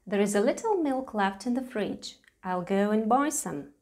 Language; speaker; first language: English; non-native, fluent; Latvian